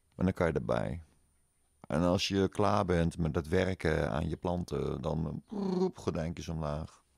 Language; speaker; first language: Dutch; native; Dutch